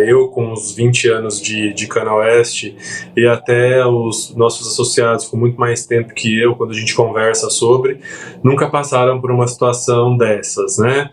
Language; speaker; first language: Portuguese; native; Portuguese